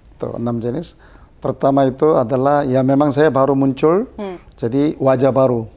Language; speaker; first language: Indonesian; non-native, fluent; Korean